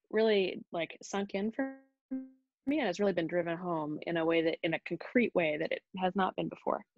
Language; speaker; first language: English; native; English